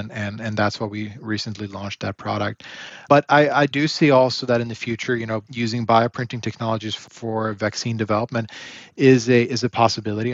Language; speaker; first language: English; native; English